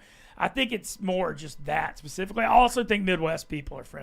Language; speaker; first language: English; native; English